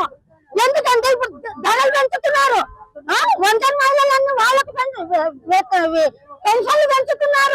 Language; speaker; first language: Telugu; native; Telugu